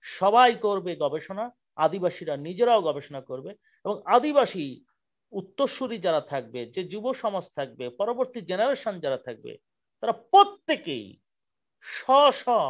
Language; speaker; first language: Bangla; native; Bangla